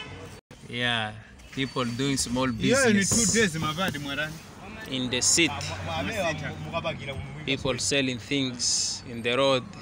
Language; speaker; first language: English; non-native, fluent; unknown